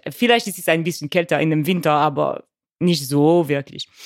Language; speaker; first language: German; non-native, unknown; French